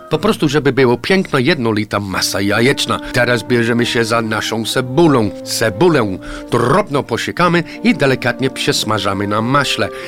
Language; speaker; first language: Polish; non-native, fluent; English